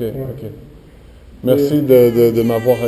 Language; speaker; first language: French; native; French